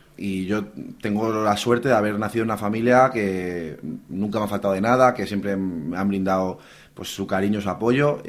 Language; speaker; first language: Spanish; native; Spanish